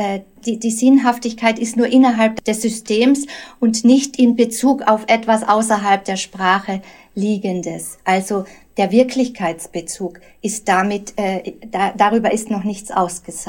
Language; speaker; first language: German; native; German